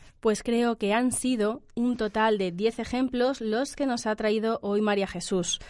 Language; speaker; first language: Spanish; native; Spanish